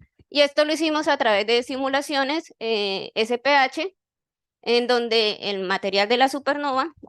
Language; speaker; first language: Spanish; native; Spanish